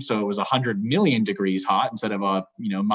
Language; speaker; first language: English; native; English